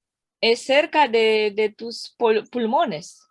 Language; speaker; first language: Spanish; non-native, learner; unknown